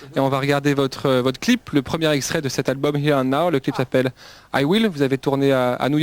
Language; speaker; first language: French; native; French